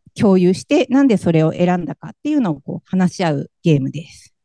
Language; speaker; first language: Japanese; native; Japanese